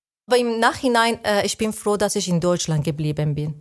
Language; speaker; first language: German; non-native, fluent; Persian